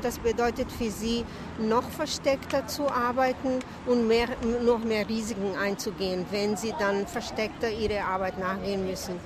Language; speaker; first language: German; non-native, fluent; Portuguese